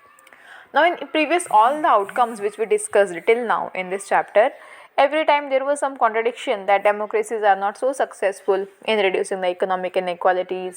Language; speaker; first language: English; non-native, local second language; Hindi